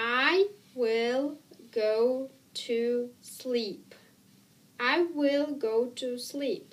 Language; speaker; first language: English; non-native, fluent; Russian